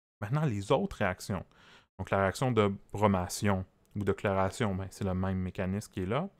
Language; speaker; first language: French; native; French